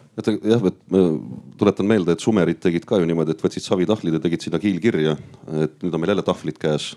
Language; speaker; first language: Estonian; native; Estonian